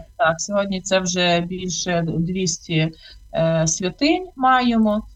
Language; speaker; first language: Ukrainian; native; Ukrainian